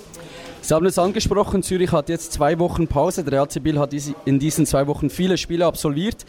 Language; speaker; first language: German; native; German